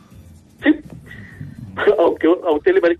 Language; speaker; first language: Spanish; native; Spanish